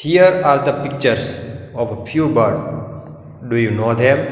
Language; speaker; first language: English; non-native, local second language; Gujarati